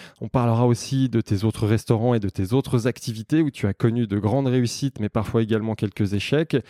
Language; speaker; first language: French; native; French